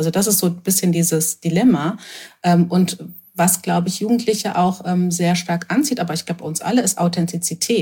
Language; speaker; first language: German; native; German